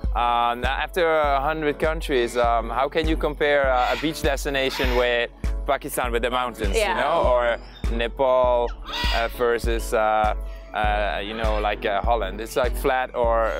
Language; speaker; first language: English; non-native, fluent; Limburgish